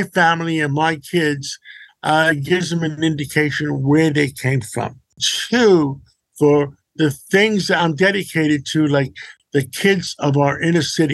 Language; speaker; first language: English; early bilingual, other home language; Greek